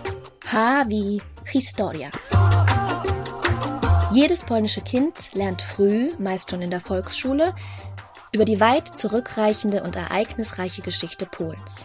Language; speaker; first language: German; native; German